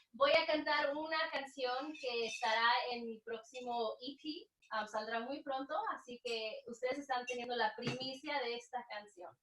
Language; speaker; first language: Spanish; early bilingual, heritage; Spanish